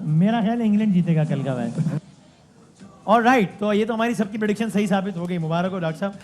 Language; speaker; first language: Urdu; native; Urdu